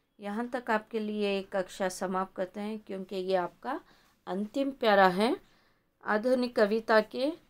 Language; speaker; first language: Hindi; non-native, local second language; Kannada